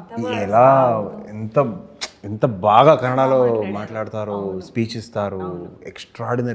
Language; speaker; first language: Telugu; non-native, learner; Kannada